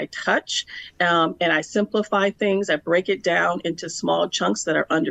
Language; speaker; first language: English; native; English